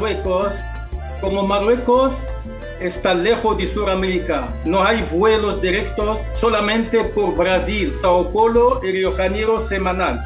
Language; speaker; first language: Spanish; non-native, fluent; Arabic